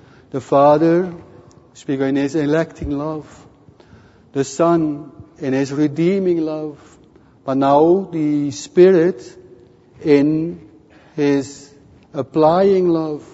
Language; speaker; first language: English; non-native, fluent; Dutch